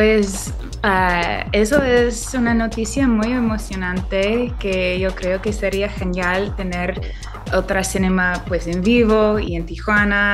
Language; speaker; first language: Spanish; non-native, fluent; English